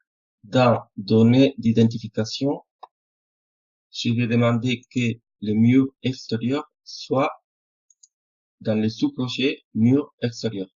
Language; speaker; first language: French; non-native, fluent; Spanish